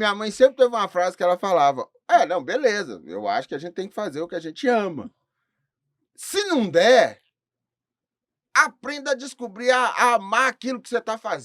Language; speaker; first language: Portuguese; native; Portuguese